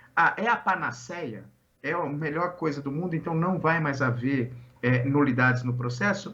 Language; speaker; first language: Portuguese; native; Portuguese